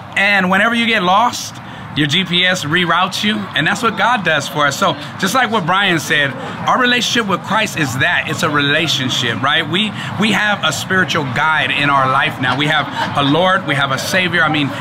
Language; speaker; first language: English; native; English